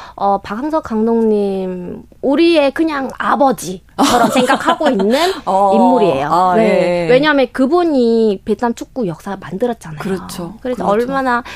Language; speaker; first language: Korean; non-native, learner; Vietnamese